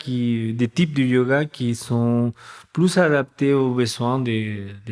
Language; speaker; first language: French; non-native, fluent; Spanish